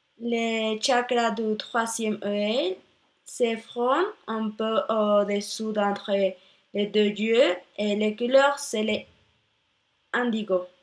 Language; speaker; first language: French; non-native, learner; Spanish